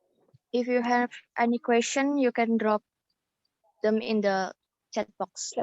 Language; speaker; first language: English; non-native, learner; Indonesian